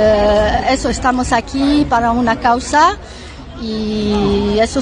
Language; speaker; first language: Spanish; non-native, learner; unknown